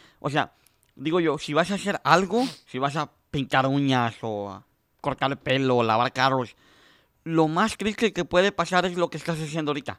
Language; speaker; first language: Spanish; native; Spanish